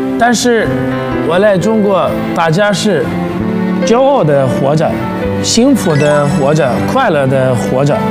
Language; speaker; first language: Chinese; non-native, fluent; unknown